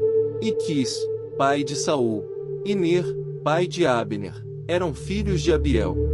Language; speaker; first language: Portuguese; native; Portuguese